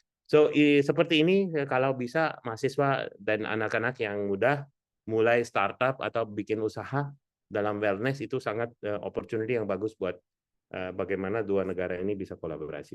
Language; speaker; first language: Indonesian; non-native, fluent; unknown